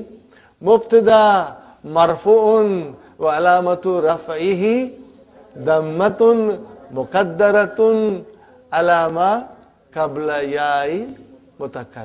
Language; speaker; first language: Arabic; non-native, fluent; Urdu